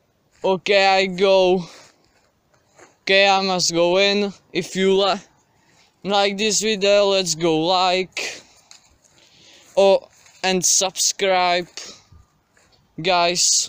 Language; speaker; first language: English; non-native, learner; Czech